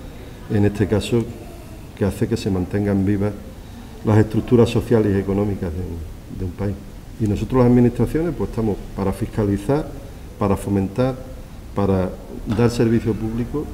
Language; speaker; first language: Spanish; native; Spanish